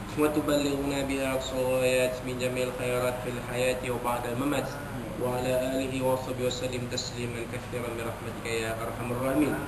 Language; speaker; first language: Arabic; non-native, fluent; Malay